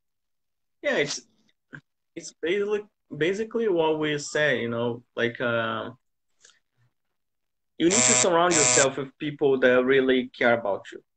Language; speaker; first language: English; non-native, fluent; Portuguese